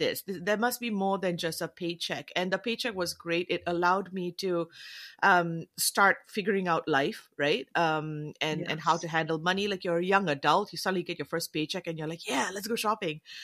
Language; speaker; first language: English; non-native, local second language; Tamil